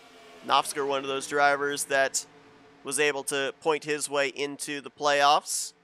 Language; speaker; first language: English; native; English